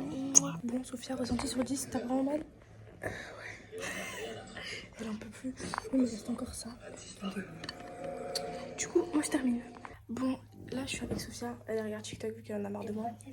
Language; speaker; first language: French; native; French